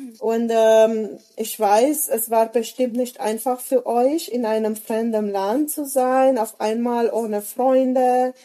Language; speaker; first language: German; native; German